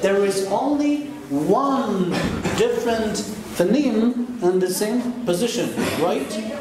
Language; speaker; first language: English; non-native, fluent; Turkish